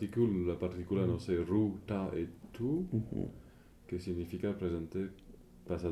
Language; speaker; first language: Spanish; non-native, fluent; French